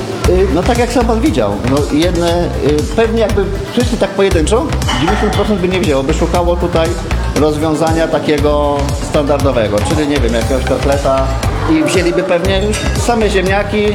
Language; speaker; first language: Polish; native; Polish